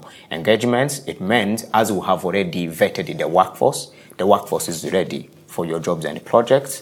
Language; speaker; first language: English; non-native, local second language; Kinyarwanda